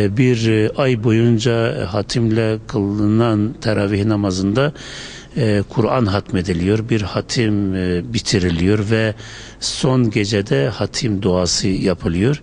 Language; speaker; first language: Turkish; native; Turkish